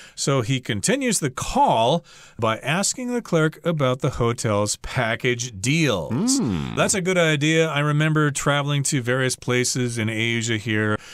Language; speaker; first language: English; native; English